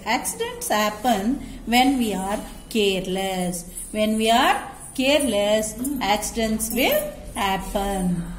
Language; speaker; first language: English; non-native, local second language; Kannada